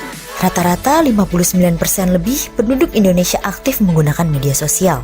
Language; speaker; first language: Indonesian; native; Indonesian